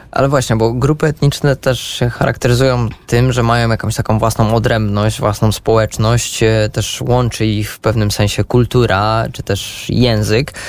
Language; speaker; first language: Polish; native; Polish